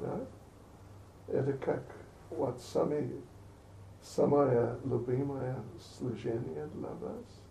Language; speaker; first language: Russian; non-native, learner; English